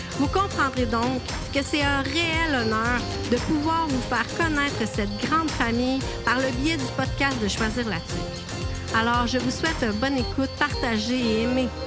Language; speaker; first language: French; native; French